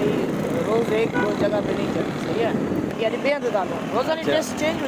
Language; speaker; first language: Hindi; non-native, local second language; Sindhi